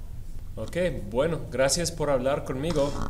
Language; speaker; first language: Spanish; non-native, fluent; English